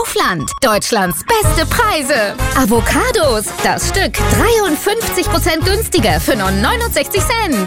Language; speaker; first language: German; native; German